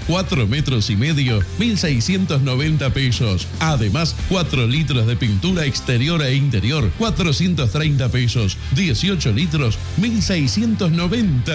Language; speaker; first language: Spanish; native; Spanish